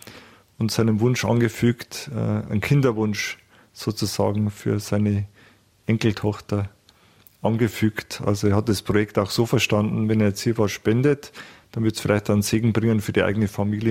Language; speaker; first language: German; native; German